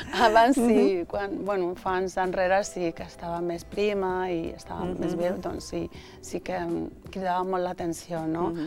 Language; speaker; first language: Catalan; early bilingual, other home language; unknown